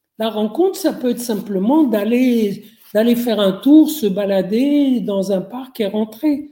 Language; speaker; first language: French; non-native, local second language; Arabic